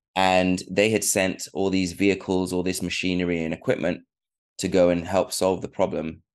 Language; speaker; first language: English; native; English